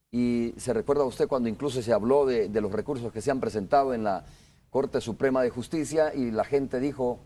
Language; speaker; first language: Spanish; native; Spanish